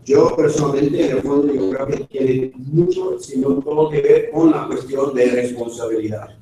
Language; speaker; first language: Spanish; non-native, fluent; English